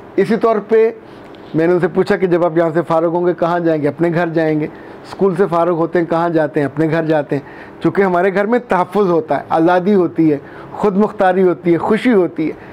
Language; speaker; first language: Urdu; non-native, local second language; Punjabi